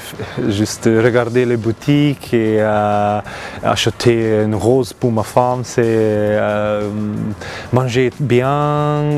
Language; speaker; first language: French; non-native, learner; Hungarian